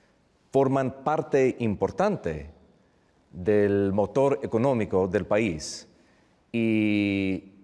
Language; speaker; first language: Spanish; non-native, fluent; English